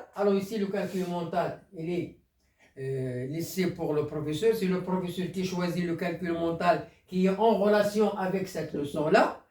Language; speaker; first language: French; non-native, local second language; Arabic